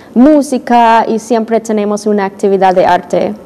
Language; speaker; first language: Spanish; non-native, fluent; English